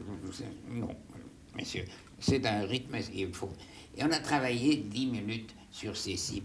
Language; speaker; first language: French; non-native, fluent; German